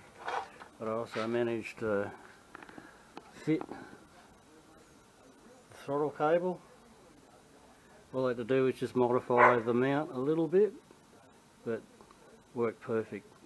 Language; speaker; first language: English; native; English